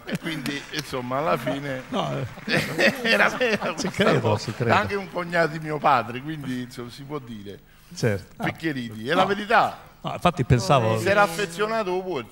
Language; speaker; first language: Italian; native; Italian